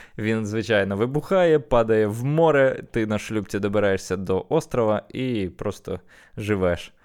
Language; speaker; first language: Ukrainian; native; Ukrainian